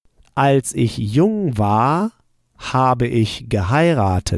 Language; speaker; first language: German; non-native, fluent; English